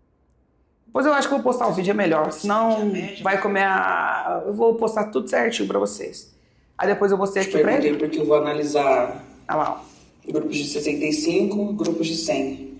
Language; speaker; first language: Portuguese; native; Portuguese